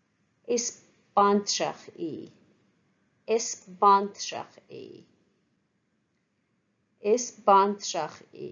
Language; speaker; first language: Irish; non-native, fluent; English